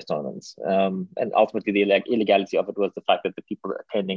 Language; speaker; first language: English; native; English